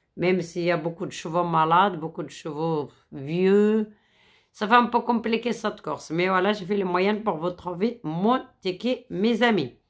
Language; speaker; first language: French; non-native, fluent; Arabic